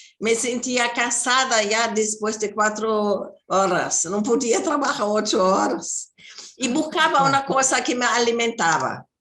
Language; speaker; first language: Spanish; non-native, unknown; German